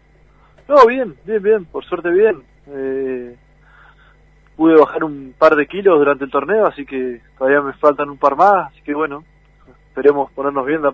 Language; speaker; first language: Spanish; native; Spanish